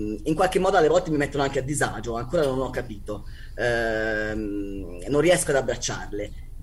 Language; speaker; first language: Italian; native; Italian